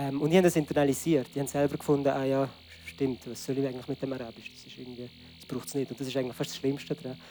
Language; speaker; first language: German; early bilingual, other home language; Arabic